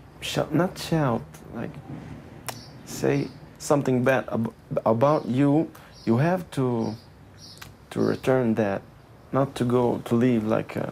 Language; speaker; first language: English; non-native, learner; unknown